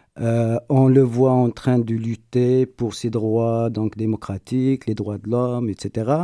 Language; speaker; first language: French; non-native, local second language; Berber languages